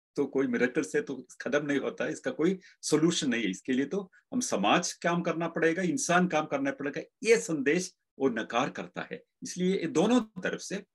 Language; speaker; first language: Hindi; non-native, local second language; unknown